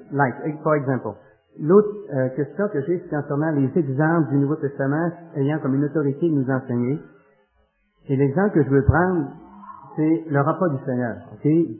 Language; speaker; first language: French; native; French